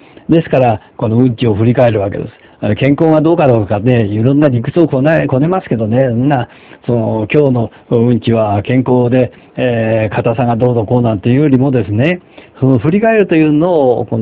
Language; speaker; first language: Japanese; native; Japanese